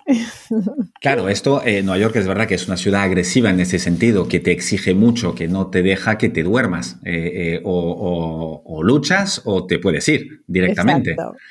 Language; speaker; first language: Spanish; non-native, fluent; French